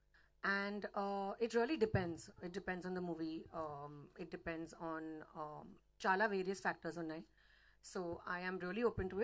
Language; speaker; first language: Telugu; non-native, fluent; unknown